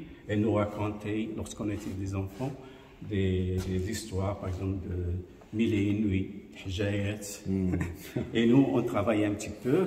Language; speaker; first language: French; non-native, local second language; Arabic